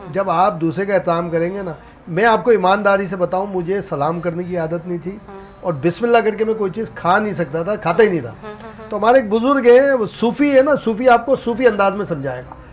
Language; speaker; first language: Urdu; non-native, local second language; Sindhi